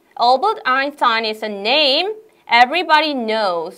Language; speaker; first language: English; non-native, fluent; Korean